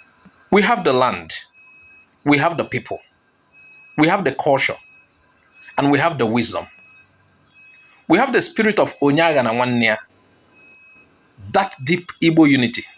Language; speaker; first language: English; non-native, local second language; Igbo